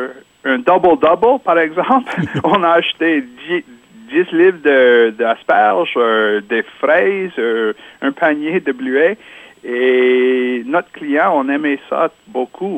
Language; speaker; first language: French; non-native, local second language; English